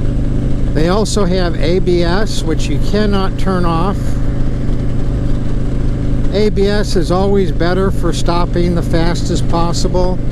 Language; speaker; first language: English; native; English